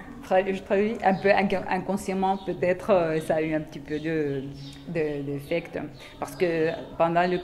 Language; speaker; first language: French; non-native, fluent; Spanish